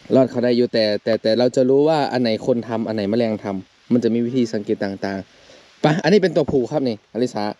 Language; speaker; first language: Thai; native; Thai